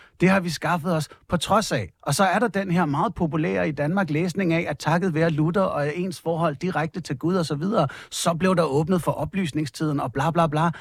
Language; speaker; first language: Danish; native; Danish